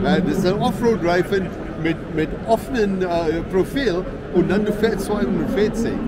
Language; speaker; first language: German; non-native, learner; English